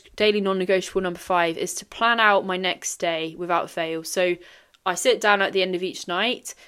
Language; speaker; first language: English; native; English